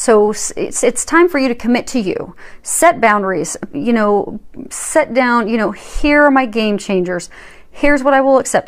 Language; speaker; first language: English; native; English